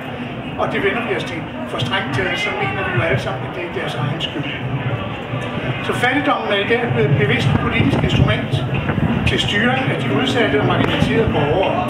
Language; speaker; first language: Danish; native; Danish